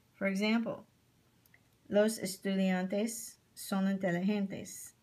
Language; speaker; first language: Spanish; non-native, fluent; English